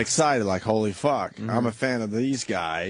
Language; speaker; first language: English; native; English